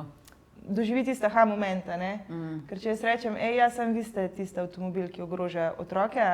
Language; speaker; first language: Slovenian; native; Slovenian